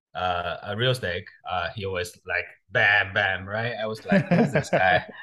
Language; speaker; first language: English; non-native, fluent; Chinese